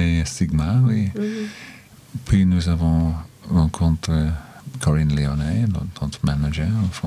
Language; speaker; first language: French; non-native, learner; English